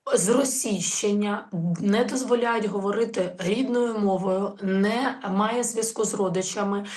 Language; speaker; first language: Ukrainian; native; Ukrainian